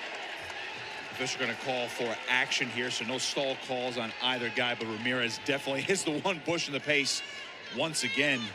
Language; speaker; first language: English; native; English